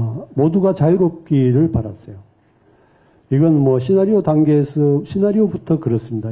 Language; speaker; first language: Korean; native; Korean